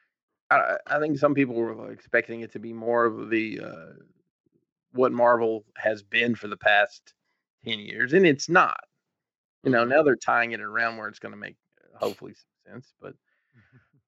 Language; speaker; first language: English; native; English